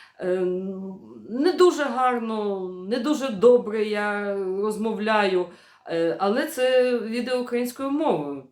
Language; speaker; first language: Ukrainian; non-native, local second language; Russian